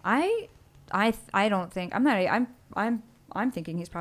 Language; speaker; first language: English; native; English